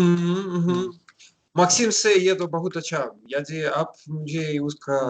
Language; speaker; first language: Hindi; non-native, learner; Russian